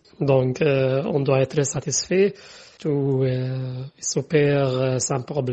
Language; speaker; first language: French; non-native, fluent; Arabic